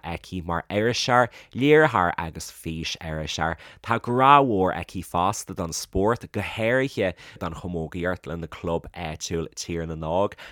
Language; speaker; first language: Irish; native; Irish